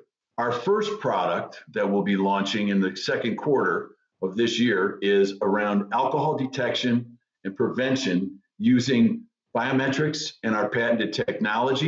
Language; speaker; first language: English; native; English